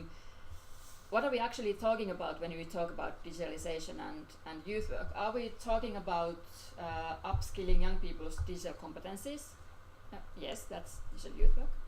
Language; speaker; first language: English; non-native, fluent; Finnish